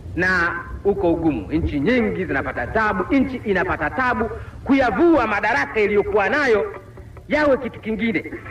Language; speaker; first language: Swahili; non-native, local second language; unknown